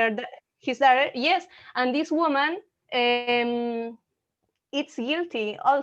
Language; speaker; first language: English; non-native, learner; Spanish